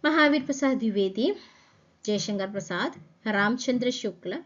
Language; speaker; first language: Hindi; non-native, local second language; Malayalam